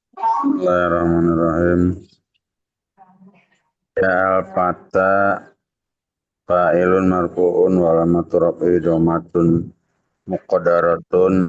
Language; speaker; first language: Arabic; non-native, learner; Indonesian